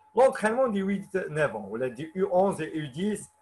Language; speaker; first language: French; non-native, local second language; Arabic